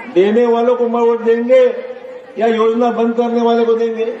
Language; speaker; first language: Hindi; non-native, local second language; Marathi